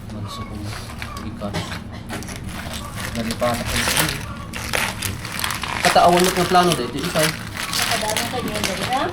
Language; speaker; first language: Filipino; non-native, local second language; Iloko